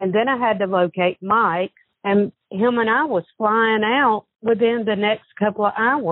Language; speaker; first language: English; native; English